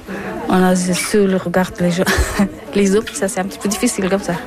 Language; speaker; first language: French; non-native, learner; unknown